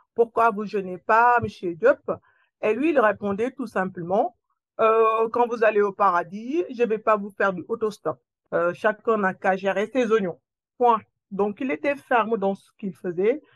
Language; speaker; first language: French; non-native, local second language; Wolof